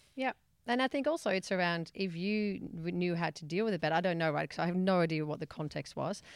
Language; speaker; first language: English; non-native, fluent; Dutch